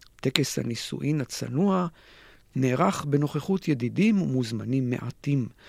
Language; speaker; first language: Hebrew; native; Hebrew